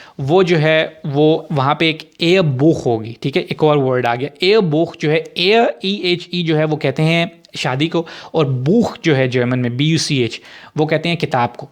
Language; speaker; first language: Urdu; native; Urdu